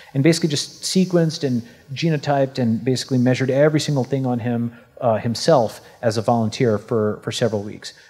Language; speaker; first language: English; native; English